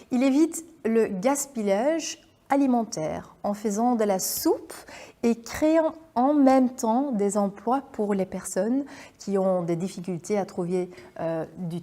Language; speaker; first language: French; non-native, fluent; Dutch